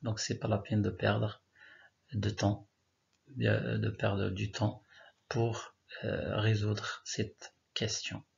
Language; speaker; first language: French; non-native, local second language; Arabic